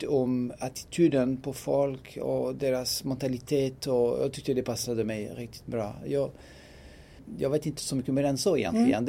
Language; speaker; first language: Swedish; non-native, fluent; French